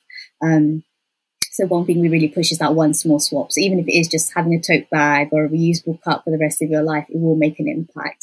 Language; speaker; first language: English; native; English